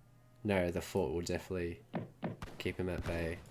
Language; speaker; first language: English; native; English